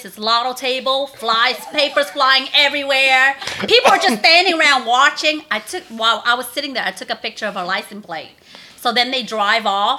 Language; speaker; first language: English; native; English